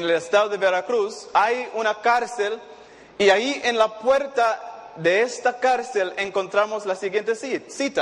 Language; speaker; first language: Spanish; non-native, fluent; English